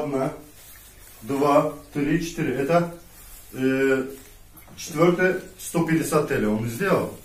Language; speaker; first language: Russian; non-native, learner; Turkish